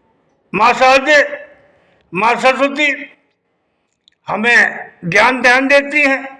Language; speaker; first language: Hindi; native; Hindi